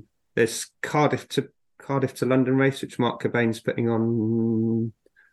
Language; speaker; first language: English; native; English